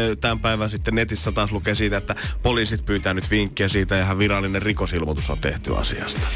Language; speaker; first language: Finnish; native; Finnish